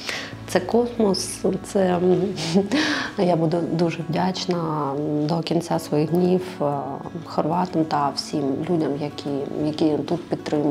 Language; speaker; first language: Ukrainian; non-native, local second language; Russian